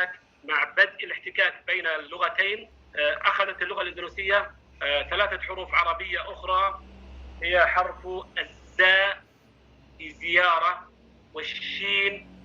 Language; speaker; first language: Arabic; non-native, fluent; Indonesian